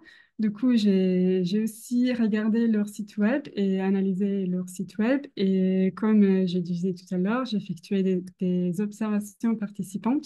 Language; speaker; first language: French; non-native, fluent; Italian